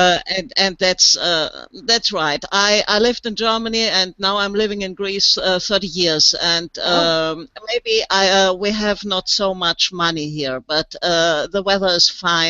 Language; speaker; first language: English; non-native, fluent; German